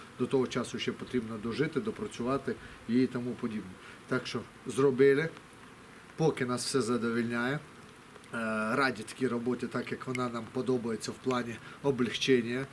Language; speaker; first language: Ukrainian; non-native, local second language; Russian